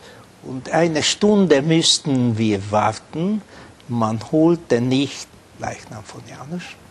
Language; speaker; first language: German; non-native, fluent; Hungarian